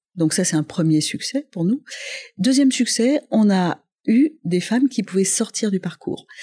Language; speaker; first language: French; non-native, local second language; Arabic